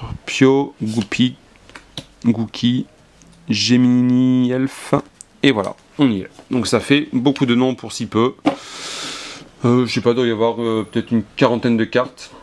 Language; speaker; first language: French; native; French